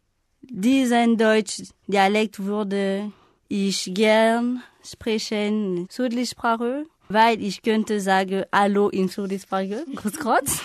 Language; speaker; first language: German; non-native, learner; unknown